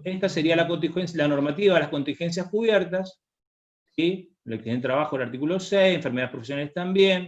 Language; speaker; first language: Spanish; native; Spanish